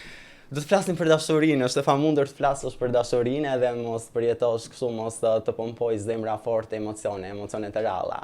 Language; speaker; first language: Albanian; native; Albanian